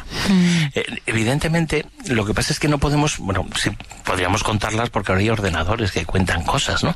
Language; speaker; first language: Spanish; native; Spanish